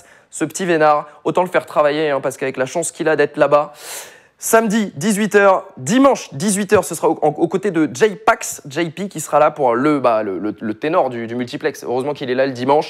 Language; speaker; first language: French; native; French